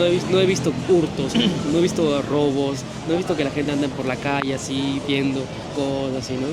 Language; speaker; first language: Spanish; native; Spanish